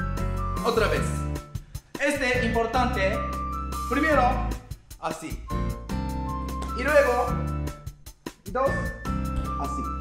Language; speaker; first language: Spanish; non-native, learner; Japanese